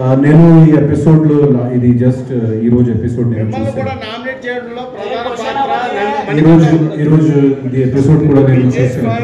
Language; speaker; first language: Telugu; non-native, fluent; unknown